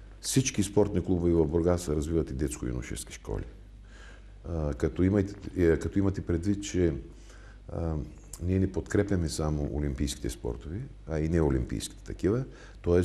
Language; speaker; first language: Bulgarian; native; Bulgarian